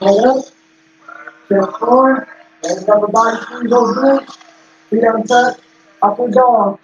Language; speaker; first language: English; native; English